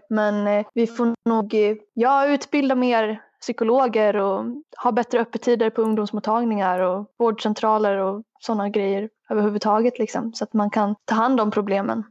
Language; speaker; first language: Swedish; native; Swedish